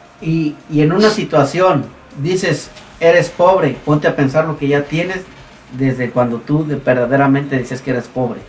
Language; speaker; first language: Spanish; native; Spanish